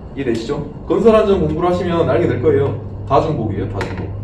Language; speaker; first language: Korean; native; Korean